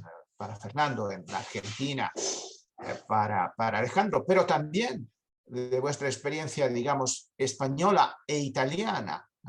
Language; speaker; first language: Spanish; non-native, fluent; Italian